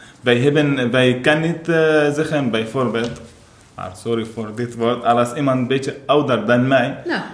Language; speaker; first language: Dutch; non-native, learner; Arabic